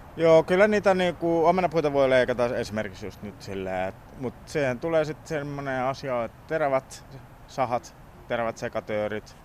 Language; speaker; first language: Finnish; early bilingual, heritage; Finnish